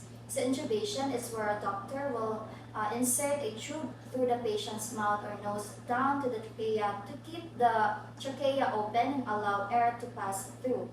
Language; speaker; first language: English; non-native, local second language; Filipino